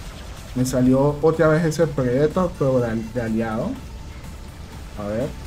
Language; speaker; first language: Spanish; native; Spanish